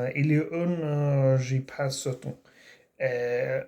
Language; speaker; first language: French; non-native, learner; English